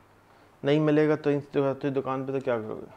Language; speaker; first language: Hindi; native; Hindi